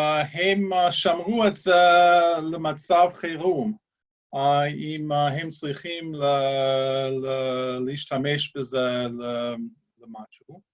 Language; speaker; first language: Hebrew; non-native, fluent; English